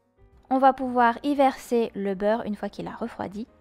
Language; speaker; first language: French; native; French